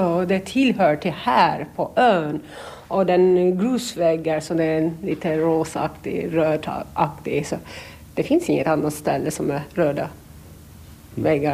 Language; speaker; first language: Swedish; non-native, learner; Turkish